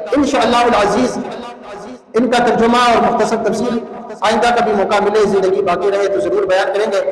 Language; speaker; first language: Urdu; non-native, local second language; Pashto